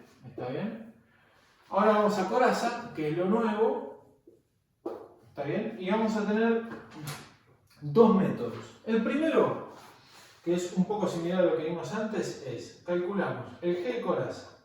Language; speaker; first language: Spanish; native; Spanish